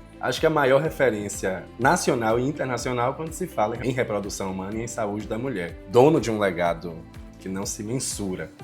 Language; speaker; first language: Portuguese; native; Portuguese